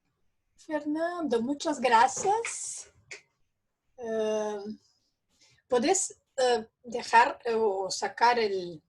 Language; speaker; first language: Spanish; non-native, fluent; Portuguese